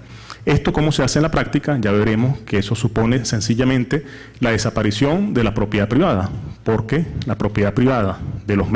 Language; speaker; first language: Spanish; native; Spanish